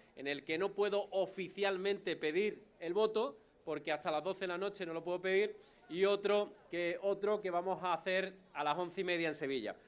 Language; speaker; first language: Spanish; native; Spanish